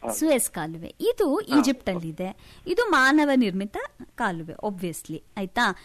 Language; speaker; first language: Kannada; native; Kannada